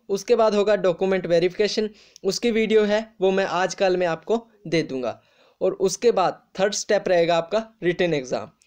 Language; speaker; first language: Hindi; native; Hindi